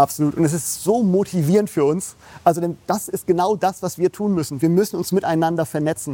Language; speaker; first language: German; native; German